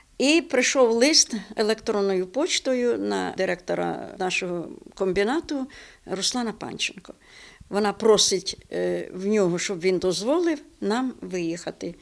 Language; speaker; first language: Ukrainian; non-native, local second language; Russian